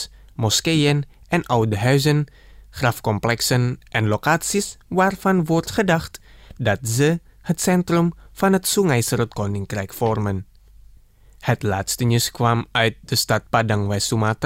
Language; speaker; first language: Dutch; non-native, fluent; Indonesian